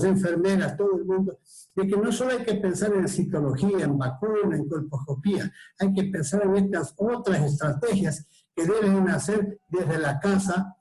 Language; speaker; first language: Spanish; native; Spanish